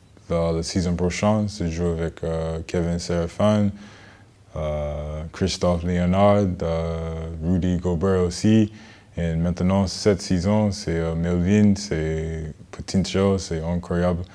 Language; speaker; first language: French; non-native, learner; English